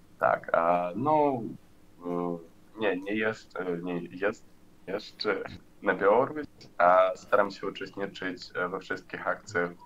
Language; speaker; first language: Polish; non-native, learner; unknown